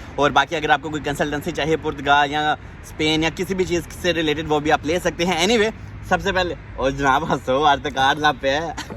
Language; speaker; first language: Urdu; non-native, local second language; Punjabi